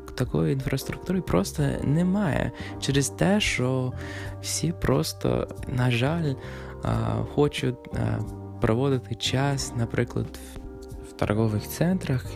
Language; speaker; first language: Ukrainian; non-native, fluent; English